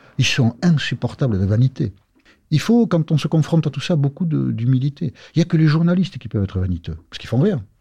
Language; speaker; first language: French; non-native, local second language; Basque